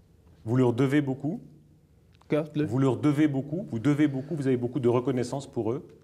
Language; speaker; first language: French; native; French